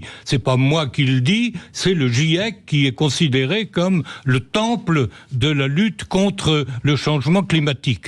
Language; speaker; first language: French; native; French